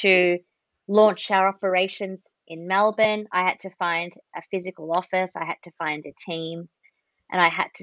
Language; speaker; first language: English; native; English